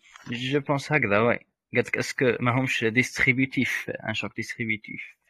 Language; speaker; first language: French; non-native, local second language; Arabic